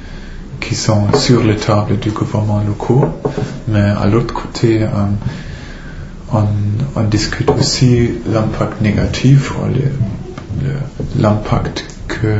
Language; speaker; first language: French; non-native, fluent; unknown